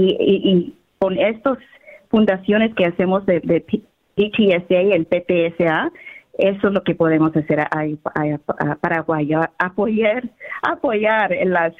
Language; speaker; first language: Spanish; early bilingual, heritage; Spanish